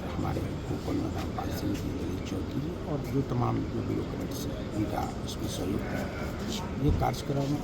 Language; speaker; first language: Hindi; native; Hindi